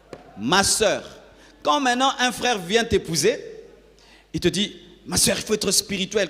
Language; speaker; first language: French; non-native, local second language; Lingala